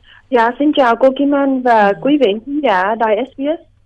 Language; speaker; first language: Vietnamese; early bilingual, heritage; Vietnamese